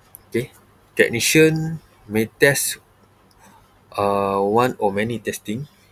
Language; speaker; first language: English; non-native, local second language; Malay